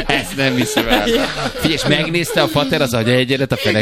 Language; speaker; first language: Hungarian; native; Hungarian